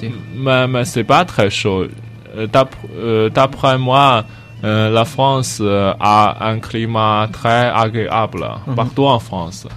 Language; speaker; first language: French; non-native, learner; Chinese